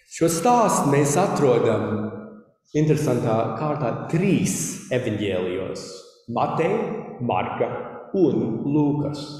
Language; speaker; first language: Latvian; early bilingual, heritage; Latvian